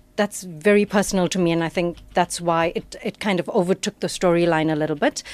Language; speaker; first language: English; native; English